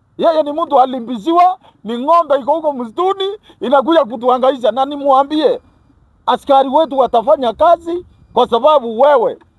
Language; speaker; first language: Swahili; non-native, local second language; Kikuyu